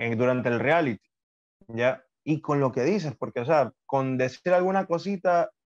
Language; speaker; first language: Spanish; native; Spanish